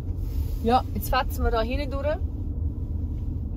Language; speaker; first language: German; native; German